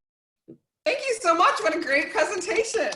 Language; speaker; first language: English; native; English